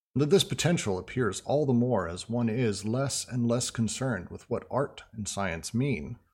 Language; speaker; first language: English; native; English